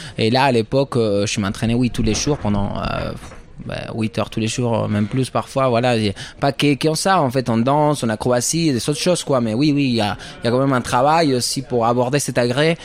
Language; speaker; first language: French; non-native, fluent; Spanish